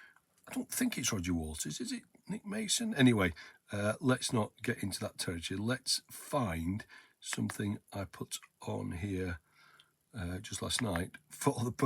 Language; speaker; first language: English; native; English